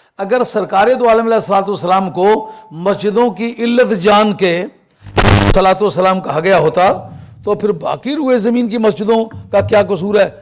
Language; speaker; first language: Urdu; non-native, local second language; Punjabi